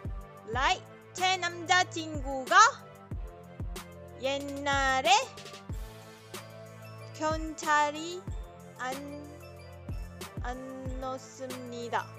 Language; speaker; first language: Korean; non-native, learner; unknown